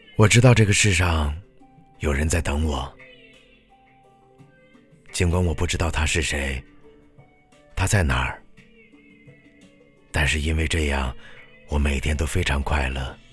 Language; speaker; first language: Chinese; native; Chinese